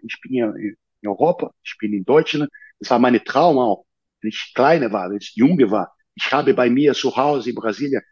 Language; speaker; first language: German; non-native, learner; Portuguese